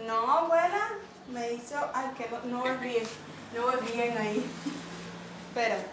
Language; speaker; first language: Spanish; native; Spanish